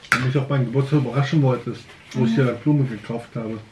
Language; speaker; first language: German; native; German